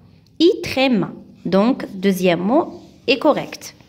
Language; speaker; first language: French; non-native, local second language; Arabic